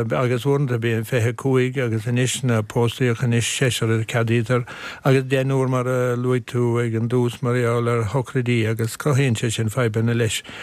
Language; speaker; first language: Irish; native; Irish